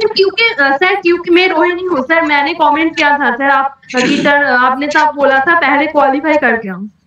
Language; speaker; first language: Hindi; non-native, local second language; Bangla